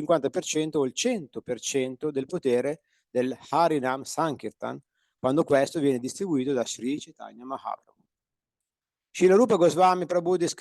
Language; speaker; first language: Italian; native; Italian